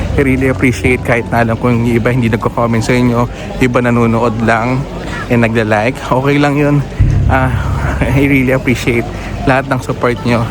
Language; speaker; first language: Filipino; native; Filipino